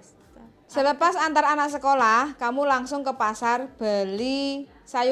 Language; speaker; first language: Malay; non-native, local second language; Javanese